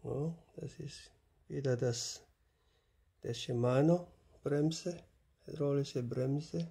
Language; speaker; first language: German; non-native, learner; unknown